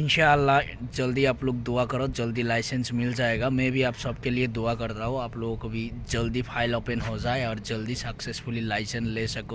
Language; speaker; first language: Hindi; non-native, local second language; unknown